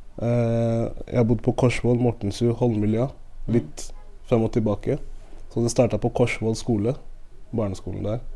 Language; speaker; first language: Norwegian; native; Norwegian